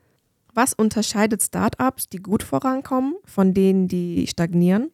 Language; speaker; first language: German; native; German